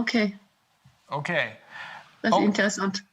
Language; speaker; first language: German; non-native, learner; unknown